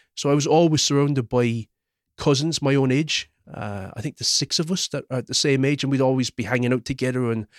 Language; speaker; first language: English; native; English